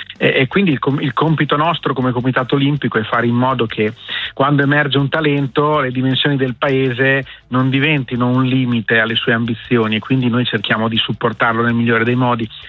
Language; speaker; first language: Italian; native; Italian